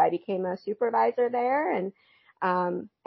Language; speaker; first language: English; native; English